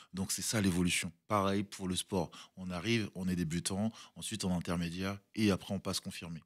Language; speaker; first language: French; early bilingual, other home language; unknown